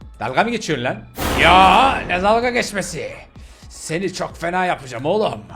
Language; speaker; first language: Turkish; native; Turkish